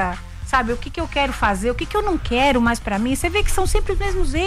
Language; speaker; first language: Portuguese; native; Portuguese